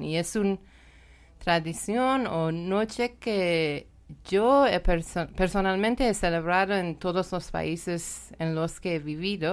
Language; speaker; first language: Spanish; non-native, learner; Persian